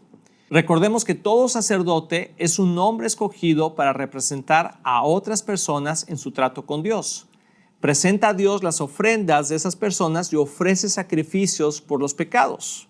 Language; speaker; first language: Spanish; native; Spanish